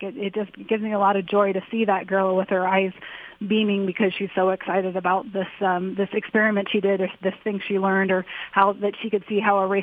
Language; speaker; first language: English; native; English